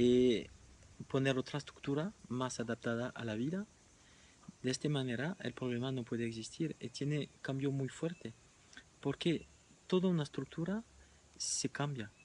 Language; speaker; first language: Spanish; non-native, fluent; French